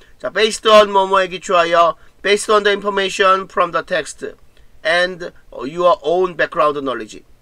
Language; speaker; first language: English; non-native, fluent; Korean